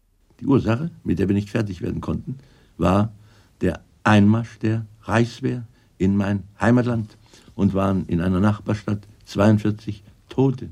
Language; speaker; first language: German; native; German